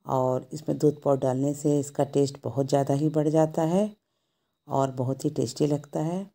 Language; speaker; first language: Hindi; native; Hindi